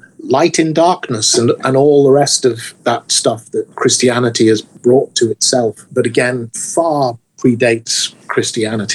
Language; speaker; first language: English; native; English